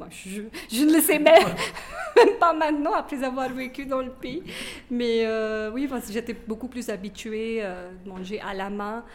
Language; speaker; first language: French; non-native, fluent; Kannada